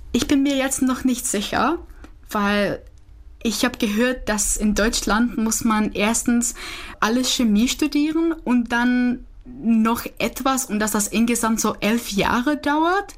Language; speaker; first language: German; non-native, fluent; Czech